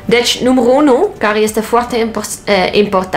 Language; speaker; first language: Romanian; non-native, learner; Dutch